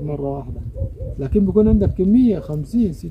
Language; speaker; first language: Arabic; native; Arabic